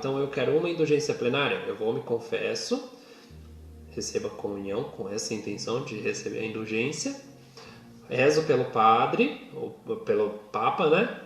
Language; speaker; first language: Portuguese; native; Portuguese